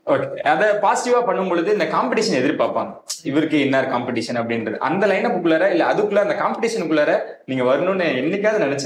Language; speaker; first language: Tamil; native; Tamil